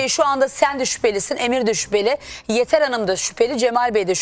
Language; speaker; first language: Turkish; native; Turkish